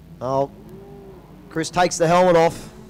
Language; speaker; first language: English; native; English